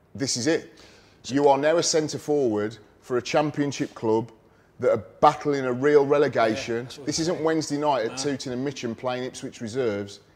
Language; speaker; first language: English; native; English